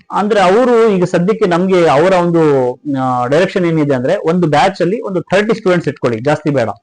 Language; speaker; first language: Kannada; non-native, local second language; Urdu